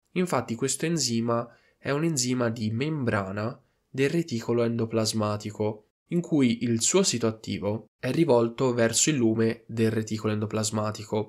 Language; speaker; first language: Italian; native; Italian